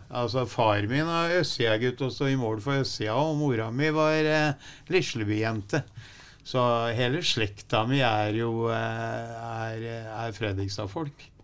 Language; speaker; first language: Norwegian; native; Norwegian